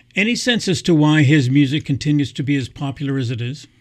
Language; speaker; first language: English; native; English